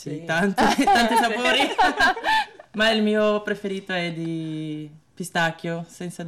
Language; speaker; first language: Italian; non-native, learner; Portuguese